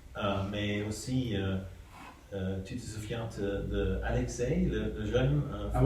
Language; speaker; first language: French; non-native, fluent; German